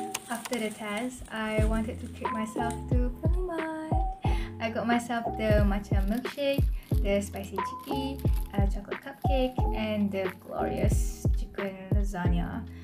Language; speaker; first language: English; non-native, local second language; Malay